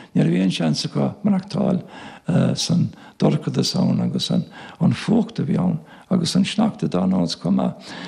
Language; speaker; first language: Irish; native; Irish